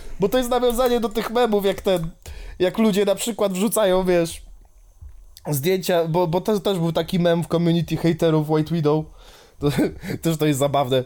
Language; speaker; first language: Polish; native; Polish